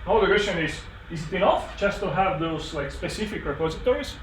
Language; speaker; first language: English; non-native, fluent; Estonian